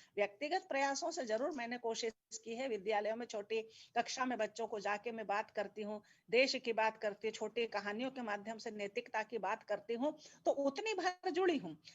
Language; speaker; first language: Hindi; native; Hindi